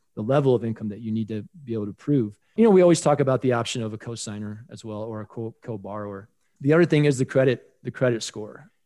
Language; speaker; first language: English; native; English